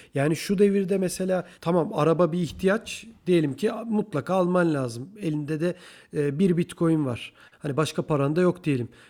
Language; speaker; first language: Turkish; native; Turkish